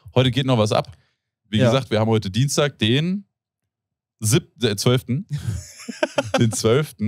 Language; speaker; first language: German; native; German